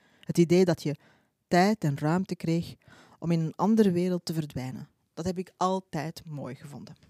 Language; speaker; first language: Dutch; early bilingual, other home language; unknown